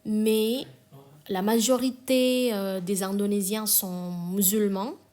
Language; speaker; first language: French; non-native, learner; Indonesian